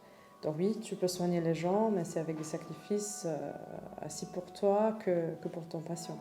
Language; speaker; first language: French; non-native, fluent; Romanian